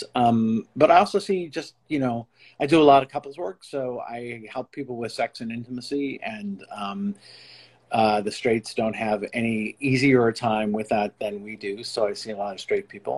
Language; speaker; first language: English; native; English